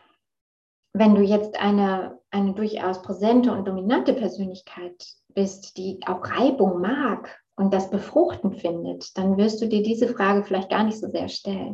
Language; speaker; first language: German; native; German